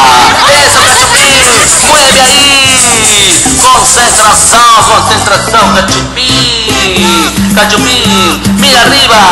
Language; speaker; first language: Spanish; native; Spanish